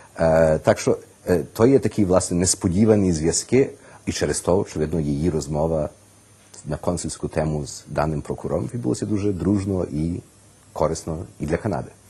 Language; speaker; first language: Ukrainian; early bilingual, heritage; Ukrainian